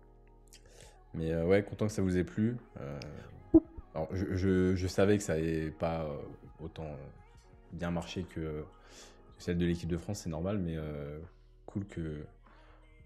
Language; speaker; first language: French; native; French